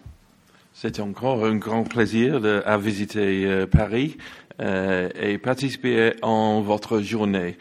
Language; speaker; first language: French; non-native, learner; English